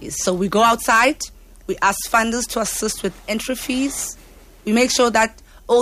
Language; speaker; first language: English; non-native, local second language; Xhosa